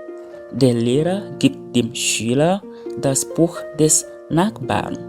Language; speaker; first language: German; non-native, fluent; French